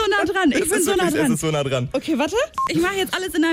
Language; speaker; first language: German; native; German